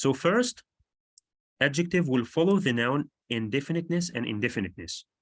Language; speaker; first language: English; non-native, fluent; Arabic